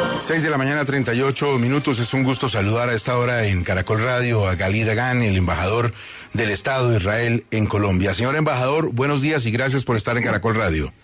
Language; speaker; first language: Spanish; native; Spanish